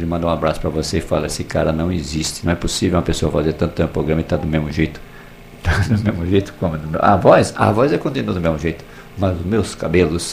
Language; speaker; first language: Portuguese; native; Portuguese